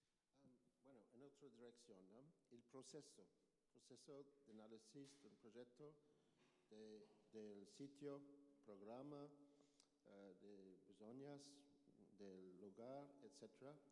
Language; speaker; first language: Spanish; non-native, learner; English